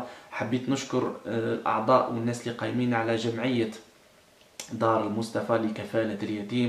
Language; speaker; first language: Arabic; native; Arabic